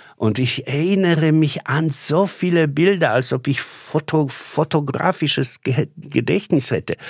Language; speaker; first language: German; non-native, fluent; Polish